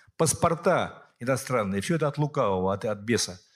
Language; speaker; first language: Russian; native; Russian